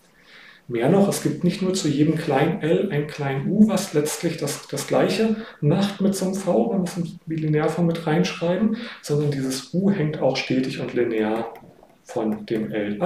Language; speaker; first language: German; native; German